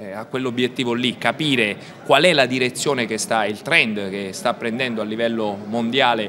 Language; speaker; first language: Italian; native; Italian